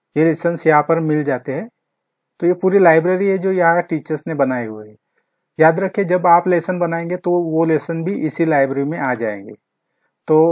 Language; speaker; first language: Hindi; non-native, local second language; Marathi